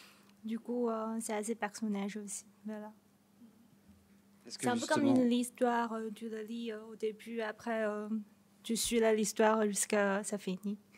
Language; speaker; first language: French; non-native, fluent; Chinese